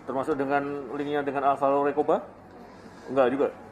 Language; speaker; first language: Indonesian; native; Indonesian